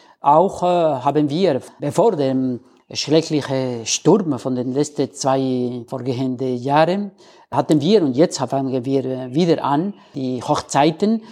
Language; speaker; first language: German; non-native, fluent; Spanish